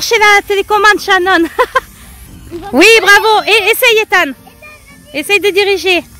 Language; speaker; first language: French; native; French